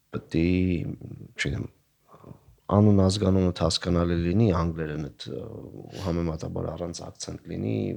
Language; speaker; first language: Armenian; native; Armenian